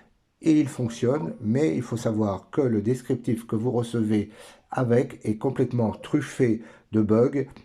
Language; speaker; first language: French; native; French